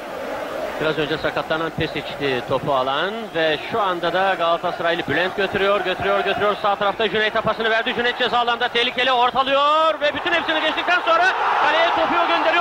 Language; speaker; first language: Turkish; native; Turkish